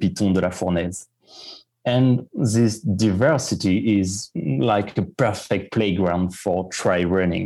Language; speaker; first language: English; non-native, fluent; French